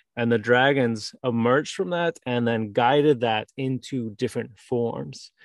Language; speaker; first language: English; native; English